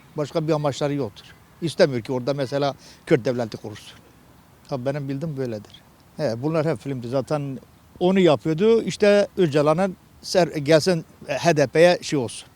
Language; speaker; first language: Turkish; non-native, local second language; Kurdish